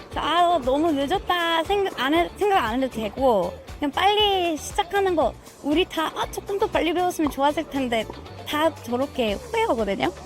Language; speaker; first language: Korean; non-native, fluent; English